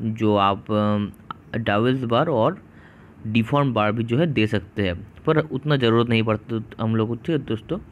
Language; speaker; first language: Hindi; non-native, local second language; Bangla